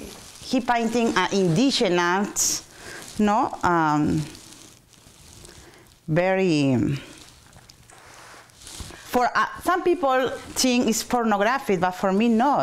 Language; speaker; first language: English; non-native, learner; Spanish